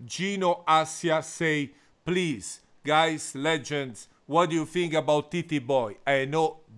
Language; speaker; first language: English; non-native, fluent; Italian